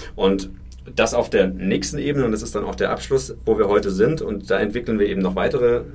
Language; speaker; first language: German; native; German